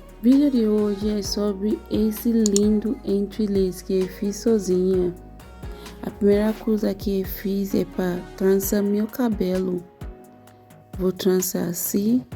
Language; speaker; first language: Portuguese; non-native, learner; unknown